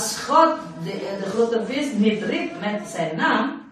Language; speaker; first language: Dutch; non-native, learner; Indonesian